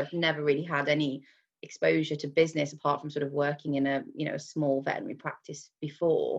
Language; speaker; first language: English; native; English